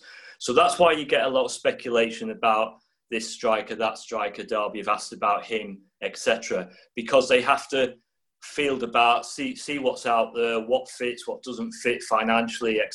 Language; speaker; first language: English; native; English